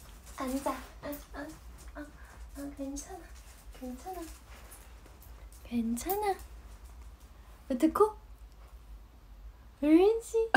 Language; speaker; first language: Korean; non-native, fluent; Chinese